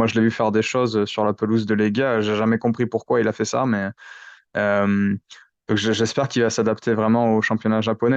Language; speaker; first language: French; native; French